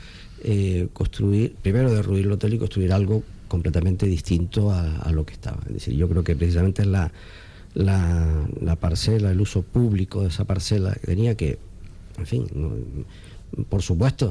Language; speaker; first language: Spanish; native; Spanish